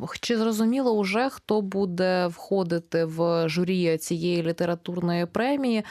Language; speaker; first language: Ukrainian; native; Ukrainian